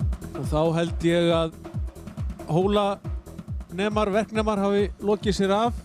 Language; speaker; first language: Icelandic; native; Icelandic